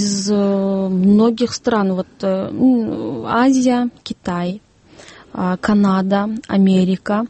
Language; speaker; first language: Russian; non-native, local second language; Kyrgyz